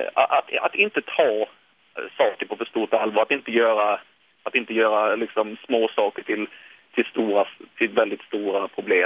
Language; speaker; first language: Swedish; native; Swedish